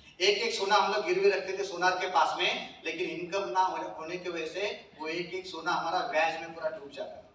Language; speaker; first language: Hindi; non-native, local second language; Marathi